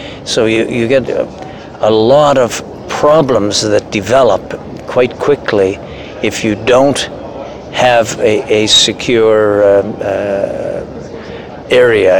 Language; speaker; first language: English; native; English